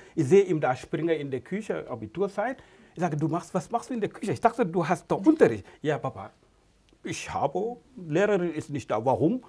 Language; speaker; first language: German; non-native, fluent; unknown